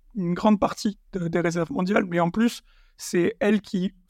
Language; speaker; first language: French; native; French